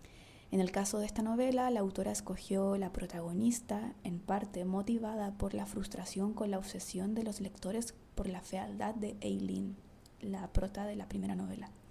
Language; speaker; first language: Spanish; native; Spanish